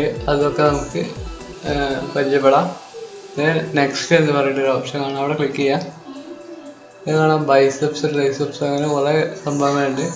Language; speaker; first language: Malayalam; native; Malayalam